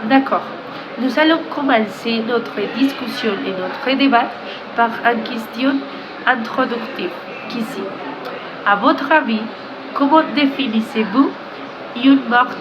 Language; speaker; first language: French; non-native, learner; Spanish